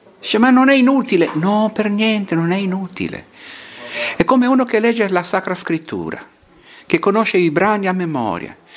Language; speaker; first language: Italian; non-native, fluent; Portuguese